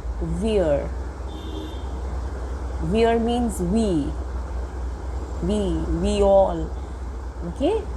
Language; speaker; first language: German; non-native, fluent; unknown